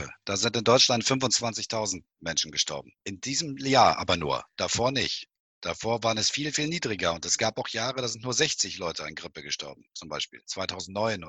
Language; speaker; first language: German; native; German